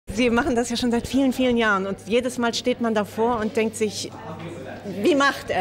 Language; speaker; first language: German; native; German